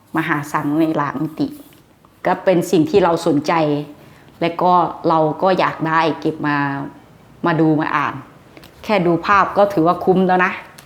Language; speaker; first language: Thai; native; Thai